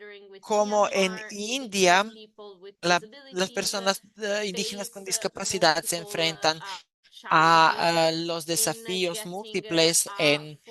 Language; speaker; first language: Spanish; non-native, fluent; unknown